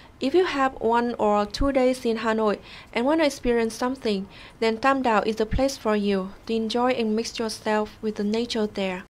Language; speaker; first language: English; non-native, fluent; Vietnamese